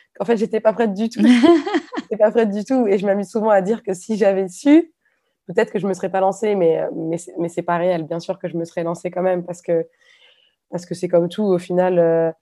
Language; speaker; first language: French; native; French